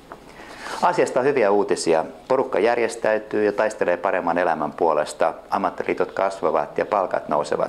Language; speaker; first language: Finnish; native; Finnish